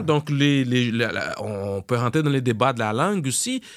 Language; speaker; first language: French; non-native, fluent; Portuguese